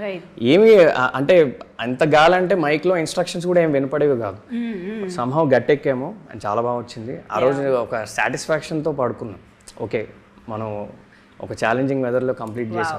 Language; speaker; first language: Telugu; native; Telugu